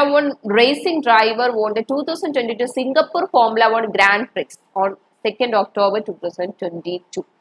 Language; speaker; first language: English; non-native, local second language; Malayalam